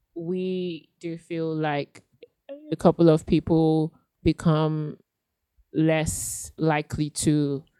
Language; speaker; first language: English; non-native, local second language; Yoruba